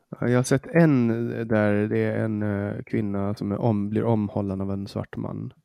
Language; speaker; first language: Swedish; native; Swedish